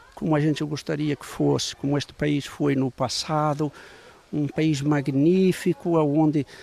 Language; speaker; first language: Portuguese; native; Portuguese